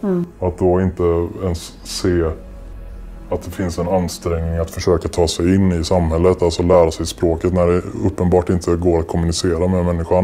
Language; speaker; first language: Swedish; native; Swedish